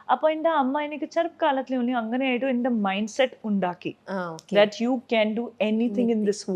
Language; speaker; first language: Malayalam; non-native, local second language; Punjabi